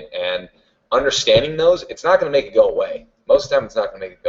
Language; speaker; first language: English; native; English